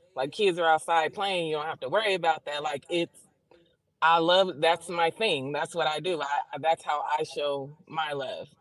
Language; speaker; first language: English; native; English